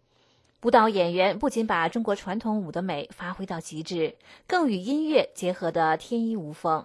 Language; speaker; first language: Chinese; native; Chinese